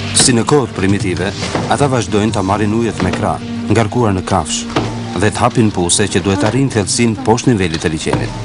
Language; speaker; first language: Albanian; non-native, local second language; Macedonian